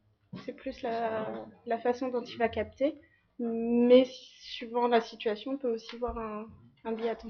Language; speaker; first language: French; native; French